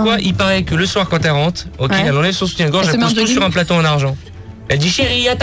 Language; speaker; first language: French; native; French